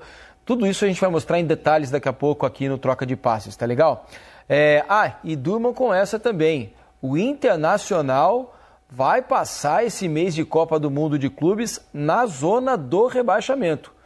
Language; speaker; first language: Portuguese; native; Portuguese